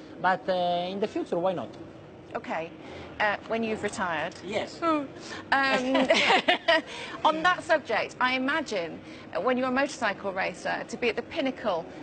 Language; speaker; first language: English; native; English